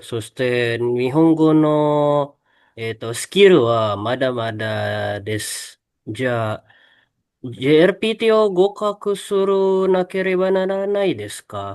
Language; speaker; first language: Japanese; non-native, learner; Indonesian